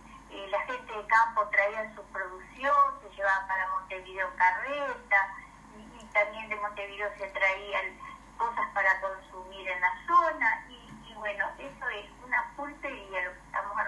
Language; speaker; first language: Spanish; native; Spanish